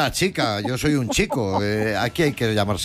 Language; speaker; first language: Spanish; native; Spanish